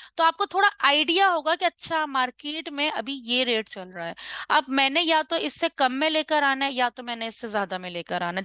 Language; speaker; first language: Urdu; non-native, local second language; Punjabi